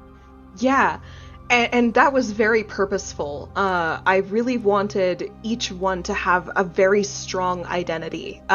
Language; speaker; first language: English; native; English